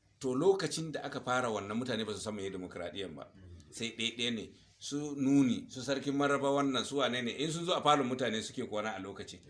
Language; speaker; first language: Hausa; non-native, local second language; Fula